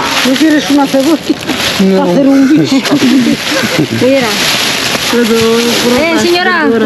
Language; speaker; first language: Spanish; non-native, learner; Filipino